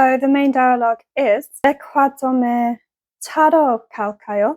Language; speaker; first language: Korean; non-native, learner; English